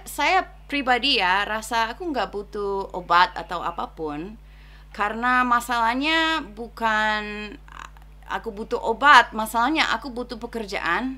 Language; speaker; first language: Indonesian; non-native, fluent; English